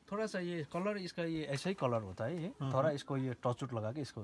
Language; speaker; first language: Hindi; non-native, local second language; Nepali